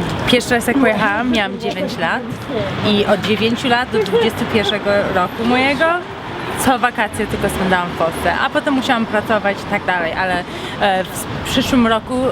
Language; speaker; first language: Polish; early bilingual, heritage; Polish